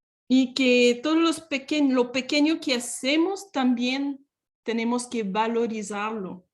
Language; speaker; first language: Spanish; non-native, fluent; French